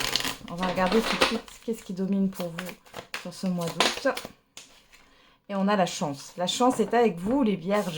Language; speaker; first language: French; native; French